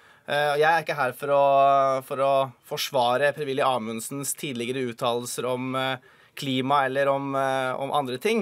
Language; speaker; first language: Norwegian; native; Norwegian